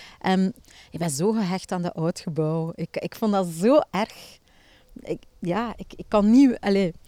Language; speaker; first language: Dutch; native; Dutch